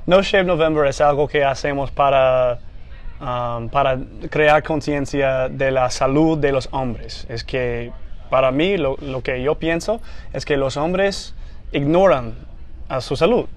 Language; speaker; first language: Spanish; non-native, fluent; English